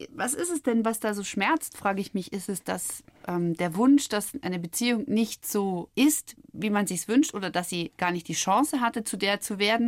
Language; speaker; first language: German; native; German